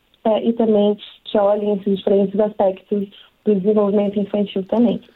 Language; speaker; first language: Portuguese; native; Portuguese